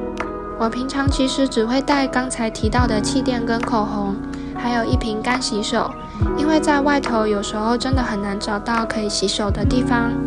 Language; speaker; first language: Chinese; native; Chinese